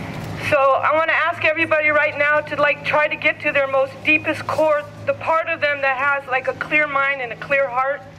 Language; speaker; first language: English; native; English